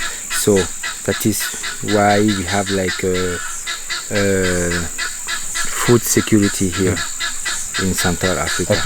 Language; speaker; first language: English; non-native, learner; Sango